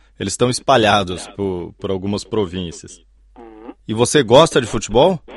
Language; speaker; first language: Portuguese; native; Portuguese